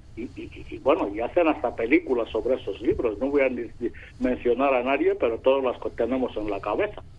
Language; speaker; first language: Spanish; non-native, local second language; Fang